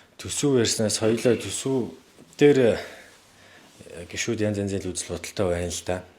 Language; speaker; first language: Mongolian; native; Mongolian